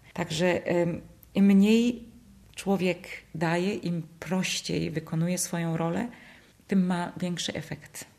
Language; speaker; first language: Polish; early bilingual, heritage; Polish